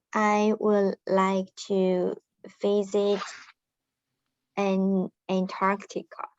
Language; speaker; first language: English; non-native, learner; Chinese